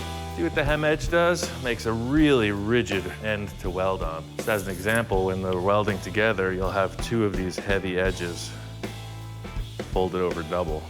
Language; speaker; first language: English; native; English